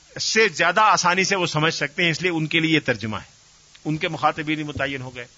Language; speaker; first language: Urdu; native; Urdu